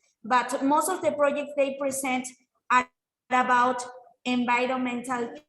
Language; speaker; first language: English; non-native, fluent; Spanish